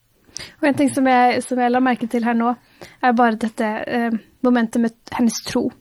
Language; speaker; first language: Norwegian; native; Norwegian